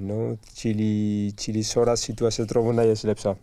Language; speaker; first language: Polish; non-native, learner; Spanish